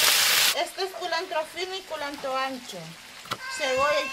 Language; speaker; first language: Spanish; native; Spanish